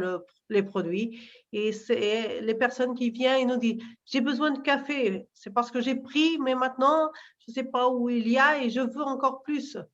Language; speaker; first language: French; non-native, fluent; Portuguese